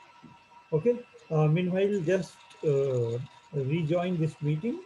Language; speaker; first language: English; non-native, local second language; Marathi